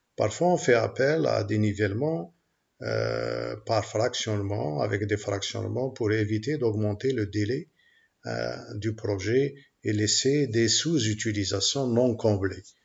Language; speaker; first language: French; non-native, local second language; Arabic